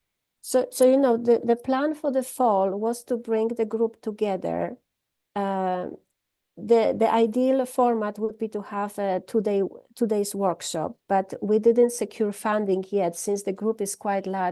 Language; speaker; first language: English; non-native, fluent; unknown